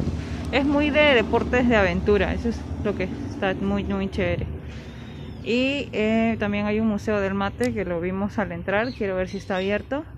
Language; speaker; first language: Spanish; native; Spanish